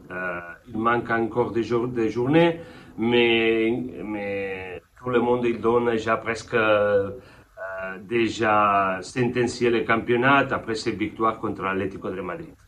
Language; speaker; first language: French; non-native, fluent; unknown